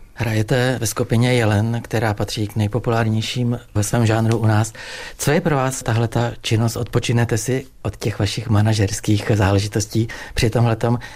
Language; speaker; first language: Czech; native; Czech